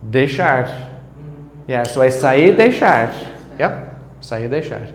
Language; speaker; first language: Portuguese; non-native, fluent; English